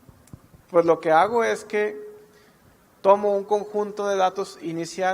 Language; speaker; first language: Spanish; native; Spanish